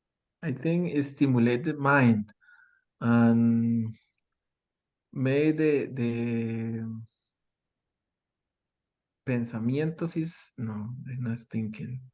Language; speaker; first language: English; non-native, learner; Spanish